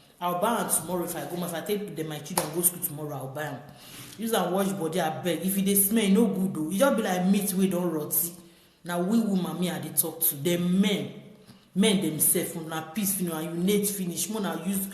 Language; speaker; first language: Nigerian Pidgin; non-native, local second language; Yoruba